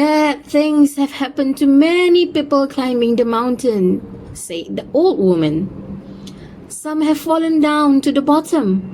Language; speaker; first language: English; non-native, local second language; Malay